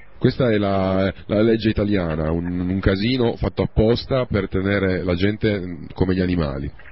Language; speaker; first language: Italian; native; Italian